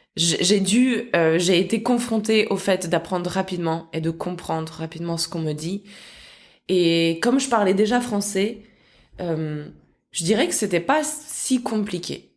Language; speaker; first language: French; early bilingual, other home language; Russian